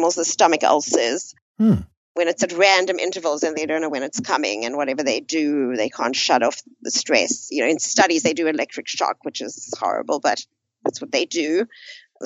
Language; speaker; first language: English; native; English